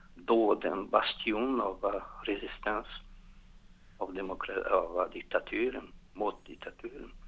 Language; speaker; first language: Swedish; non-native, fluent; Portuguese